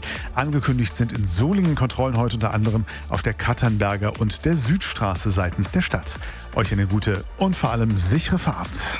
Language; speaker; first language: German; native; German